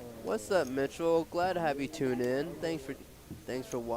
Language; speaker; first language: English; native; English